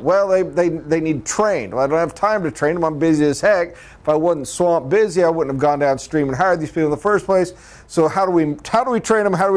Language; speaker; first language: English; native; English